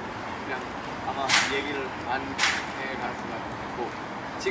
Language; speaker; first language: Korean; early bilingual, heritage; English